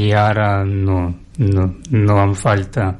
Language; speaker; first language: Catalan; non-native, learner; Russian